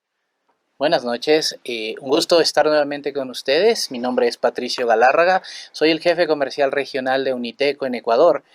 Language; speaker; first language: Spanish; native; Spanish